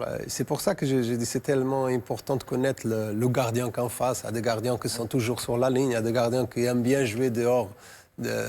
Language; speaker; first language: French; non-native, fluent; Portuguese